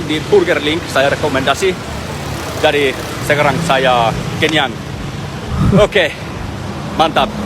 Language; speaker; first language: Indonesian; non-native, learner; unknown